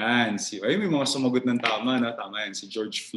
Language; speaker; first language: Filipino; native; Filipino